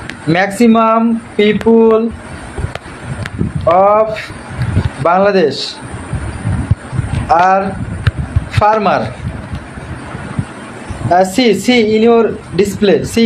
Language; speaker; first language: English; non-native, learner; Bangla